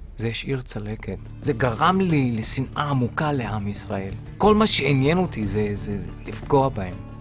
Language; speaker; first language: Hebrew; non-native, local second language; Arabic